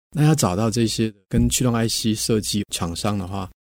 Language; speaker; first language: Chinese; native; Chinese